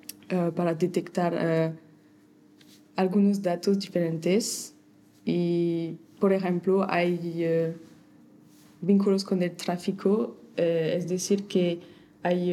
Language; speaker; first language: Spanish; non-native, fluent; French